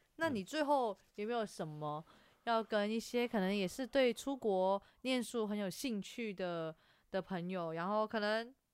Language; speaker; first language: Chinese; non-native, local second language; Cantonese